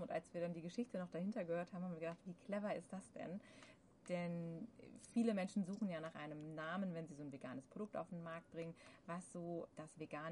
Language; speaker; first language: German; native; German